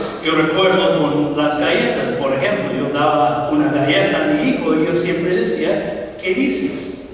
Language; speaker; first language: Spanish; non-native, fluent; English